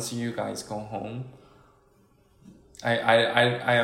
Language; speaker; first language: English; non-native, fluent; Korean